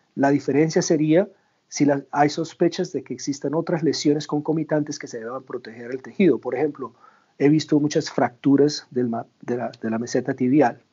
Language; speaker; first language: Spanish; native; Spanish